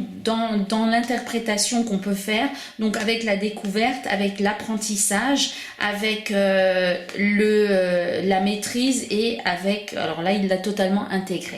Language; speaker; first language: French; native; French